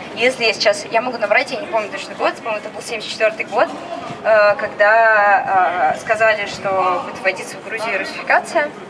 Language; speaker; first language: Russian; native; Russian